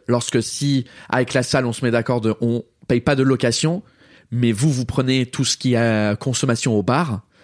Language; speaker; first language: French; early bilingual, heritage; English